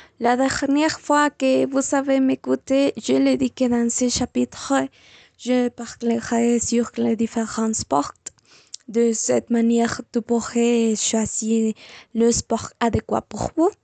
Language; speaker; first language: French; non-native, learner; Spanish